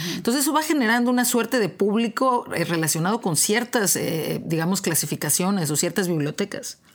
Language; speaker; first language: Spanish; native; Spanish